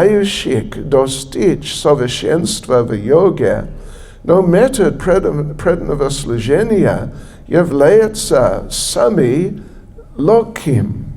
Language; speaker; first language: Russian; non-native, learner; English